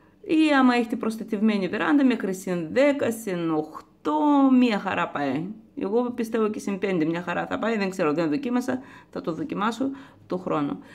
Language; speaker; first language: Greek; non-native, fluent; Russian